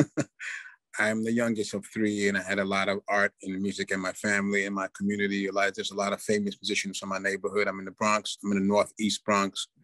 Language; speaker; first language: English; native; English